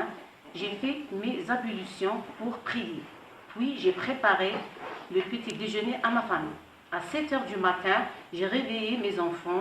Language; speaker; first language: French; non-native, fluent; Arabic